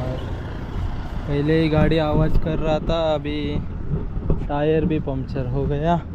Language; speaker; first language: Hindi; non-native, local second language; Marathi